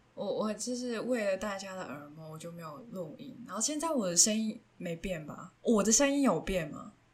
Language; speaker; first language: Chinese; native; Chinese